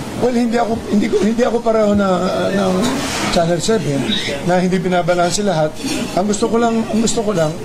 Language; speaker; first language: Filipino; native; Filipino